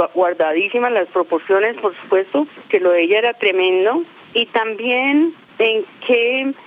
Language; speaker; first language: Spanish; native; Spanish